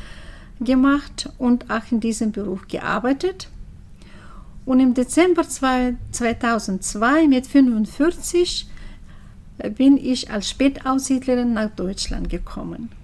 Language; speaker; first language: German; early bilingual, heritage; German